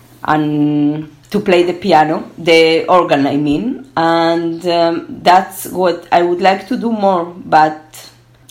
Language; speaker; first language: English; early bilingual, other home language; Spanish